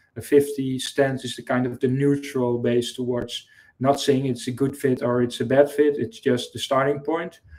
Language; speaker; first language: English; non-native, fluent; Dutch